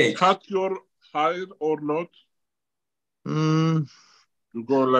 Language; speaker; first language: English; non-native, learner; Georgian